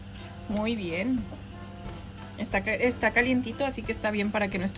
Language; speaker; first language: Spanish; native; Spanish